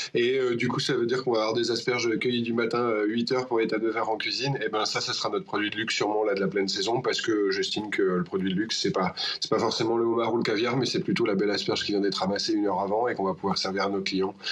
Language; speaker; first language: French; native; French